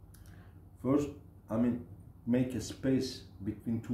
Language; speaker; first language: English; non-native, fluent; Turkish